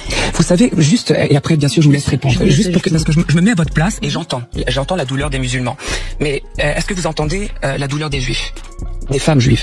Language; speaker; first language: French; early bilingual, other home language; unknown